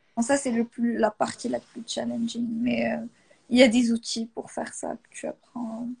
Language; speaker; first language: French; non-native, local second language; Arabic